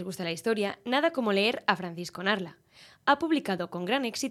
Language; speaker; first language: Spanish; native; Spanish